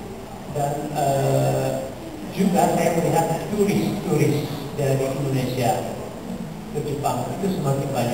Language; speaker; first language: Indonesian; non-native, fluent; Japanese